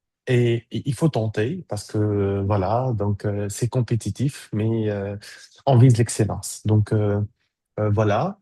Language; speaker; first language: French; native; French